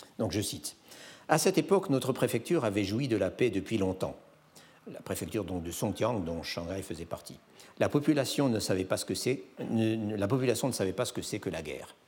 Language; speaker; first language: French; native; French